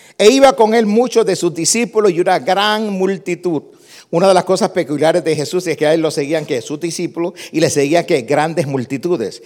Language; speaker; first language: Spanish; early bilingual, heritage; Spanish